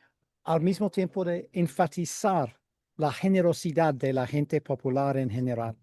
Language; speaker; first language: Spanish; non-native, fluent; English